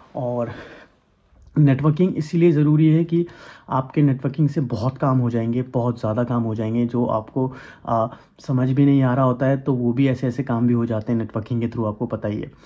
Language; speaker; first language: Hindi; native; Hindi